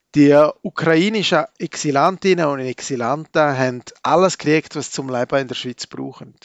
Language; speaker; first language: German; native; German